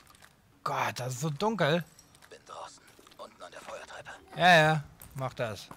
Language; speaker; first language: German; native; German